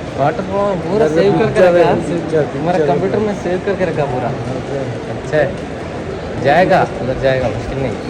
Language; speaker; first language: Hindi; non-native, local second language; Malayalam